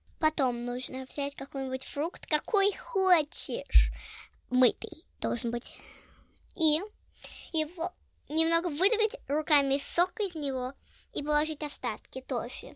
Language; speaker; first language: Russian; early bilingual, heritage; Russian